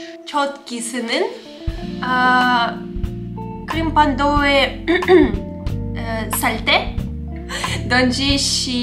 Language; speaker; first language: Korean; non-native, learner; Russian